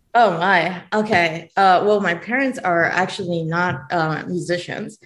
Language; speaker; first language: English; non-native, fluent; Hebrew